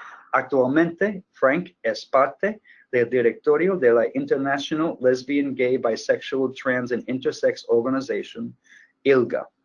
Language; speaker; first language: Spanish; non-native, fluent; English